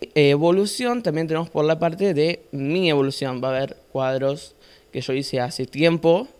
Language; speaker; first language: Spanish; native; Spanish